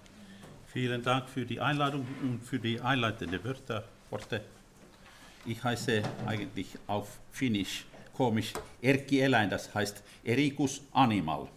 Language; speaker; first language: German; non-native, fluent; Finnish